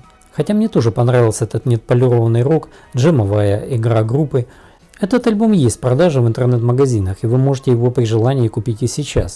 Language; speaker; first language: Russian; native; Russian